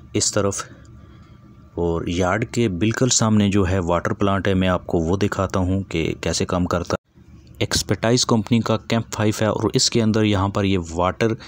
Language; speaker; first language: Urdu; non-native, local second language; Punjabi